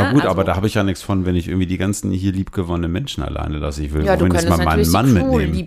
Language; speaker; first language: German; native; German